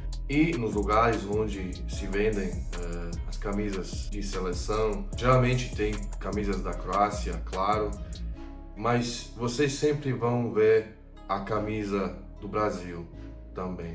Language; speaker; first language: Portuguese; non-native, fluent; Croatian